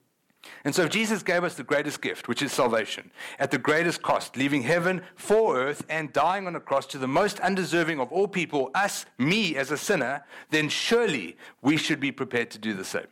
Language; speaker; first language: English; native; English